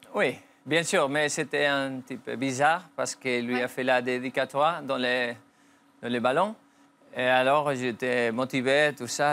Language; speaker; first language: French; non-native, fluent; Spanish